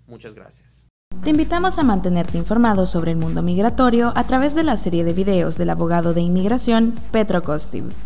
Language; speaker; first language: Spanish; non-native, fluent; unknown